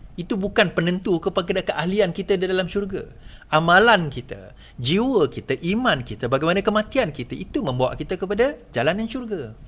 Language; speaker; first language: Malay; native; Malay